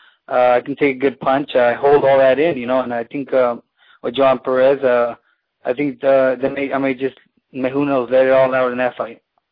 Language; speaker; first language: English; early bilingual, other home language; Spanish